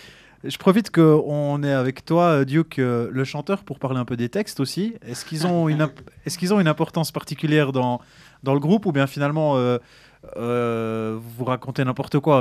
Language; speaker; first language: French; native; French